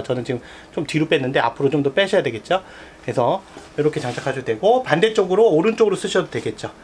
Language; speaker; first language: Korean; native; Korean